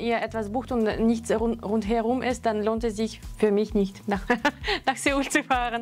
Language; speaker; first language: German; non-native, fluent; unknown